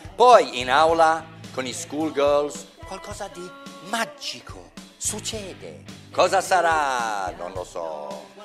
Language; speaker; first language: Italian; non-native, fluent; English